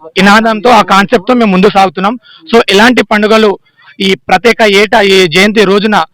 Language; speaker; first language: Telugu; non-native, local second language; Lambadi